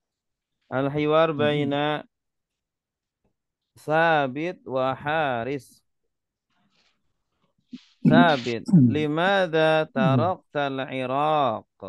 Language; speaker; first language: Arabic; non-native, fluent; Indonesian